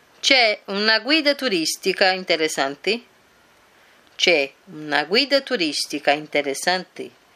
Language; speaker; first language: Italian; non-native, fluent; Portuguese